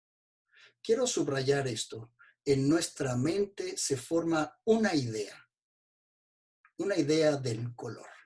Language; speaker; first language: Spanish; native; Spanish